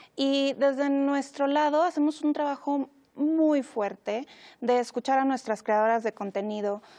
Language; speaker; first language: Spanish; native; Spanish